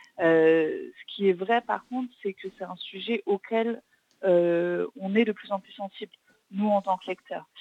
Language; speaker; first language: French; native; French